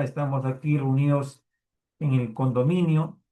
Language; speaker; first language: Spanish; native; Spanish